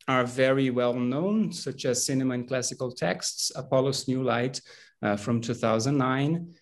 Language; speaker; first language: English; non-native, fluent; Portuguese